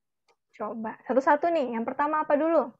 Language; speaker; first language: Indonesian; native; Indonesian